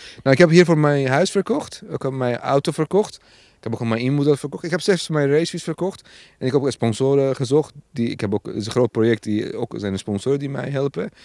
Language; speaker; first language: Dutch; non-native, fluent; Persian